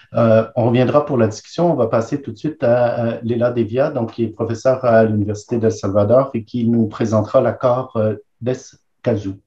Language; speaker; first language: French; native; French